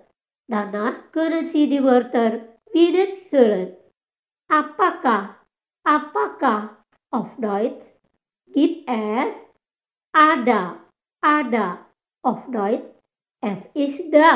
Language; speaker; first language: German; non-native, fluent; Indonesian